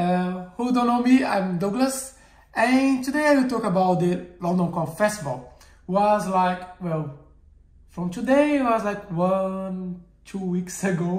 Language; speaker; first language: English; non-native, learner; Portuguese